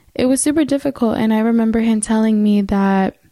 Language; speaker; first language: English; early bilingual, other home language; Spanish